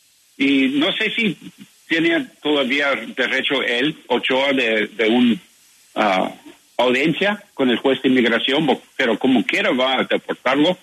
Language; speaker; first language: Spanish; non-native, learner; English